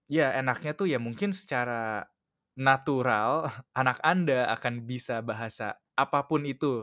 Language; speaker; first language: Indonesian; early bilingual, other home language; English